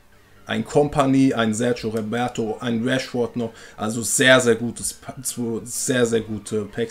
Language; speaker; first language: German; native; German